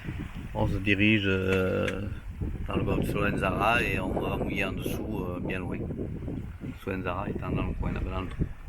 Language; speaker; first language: French; native; French